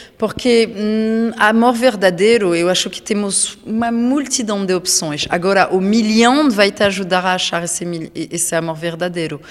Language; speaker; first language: Portuguese; non-native, fluent; French